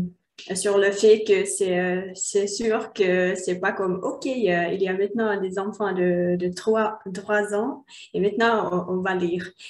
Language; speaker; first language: French; non-native, learner; Finnish